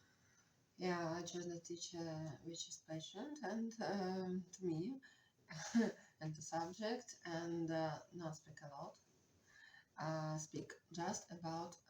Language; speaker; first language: English; non-native, learner; Russian